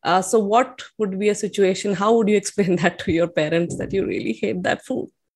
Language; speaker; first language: English; non-native, local second language; Hindi